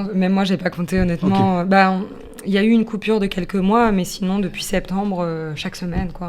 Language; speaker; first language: French; native; French